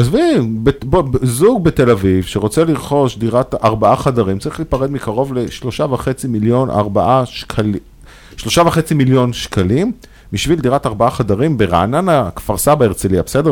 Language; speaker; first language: Hebrew; native; Hebrew